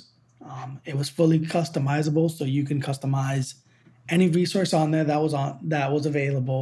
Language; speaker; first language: English; native; English